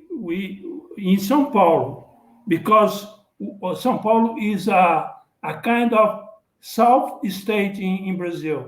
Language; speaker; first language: English; non-native, learner; Portuguese